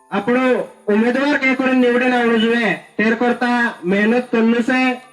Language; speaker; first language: Marathi; non-native, local second language; Bhili